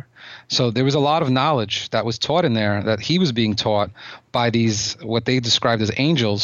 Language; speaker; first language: English; native; English